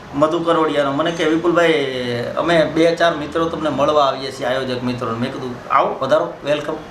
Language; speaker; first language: Gujarati; native; Gujarati